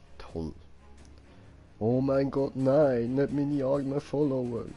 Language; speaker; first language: German; native; German